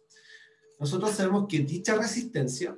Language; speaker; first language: Spanish; native; Spanish